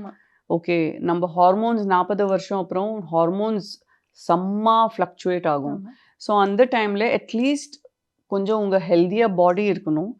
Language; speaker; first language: Tamil; non-native, fluent; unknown